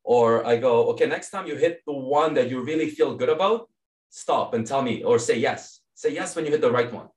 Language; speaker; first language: English; early bilingual, other home language; Serbian